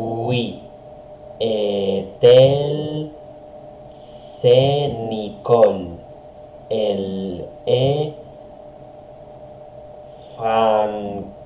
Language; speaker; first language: French; non-native, learner; Spanish